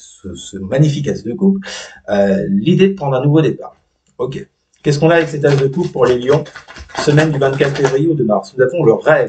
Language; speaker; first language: French; native; French